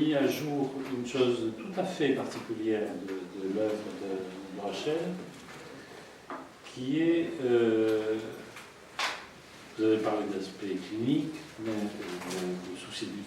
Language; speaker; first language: French; native; French